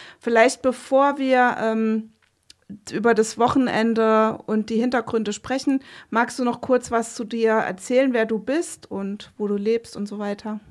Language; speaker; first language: German; native; German